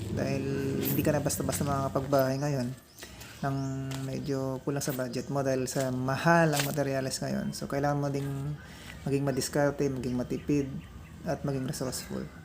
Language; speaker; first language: Filipino; non-native, local second language; Iloko